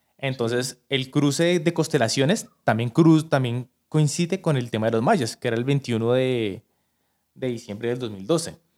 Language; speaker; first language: Spanish; native; Spanish